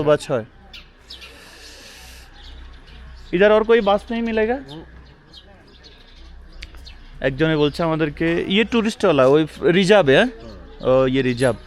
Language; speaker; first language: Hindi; non-native, learner; Bangla